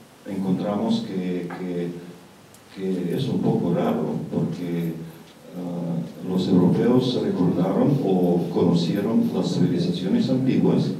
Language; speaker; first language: Spanish; non-native, fluent; Russian